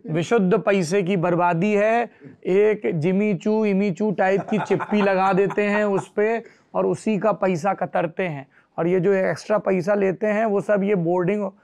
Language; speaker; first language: Hindi; native; Hindi